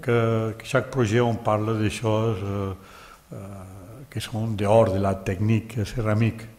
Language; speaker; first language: French; non-native, learner; Catalan